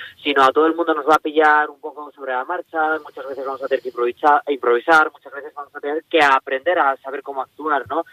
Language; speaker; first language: Spanish; native; Spanish